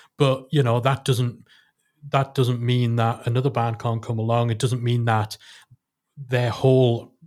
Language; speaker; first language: English; native; English